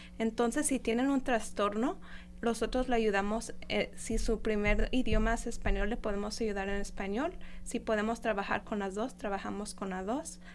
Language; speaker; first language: Spanish; non-native, fluent; English